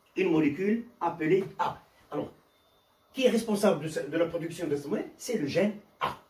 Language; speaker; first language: French; non-native, local second language; Arabic